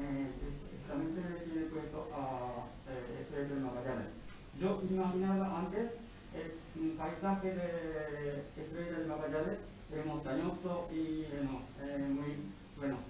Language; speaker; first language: Spanish; non-native, learner; Japanese